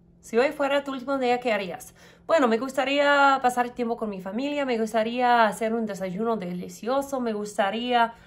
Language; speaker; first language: Spanish; non-native, fluent; English